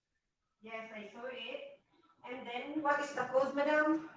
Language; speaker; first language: English; non-native, local second language; Filipino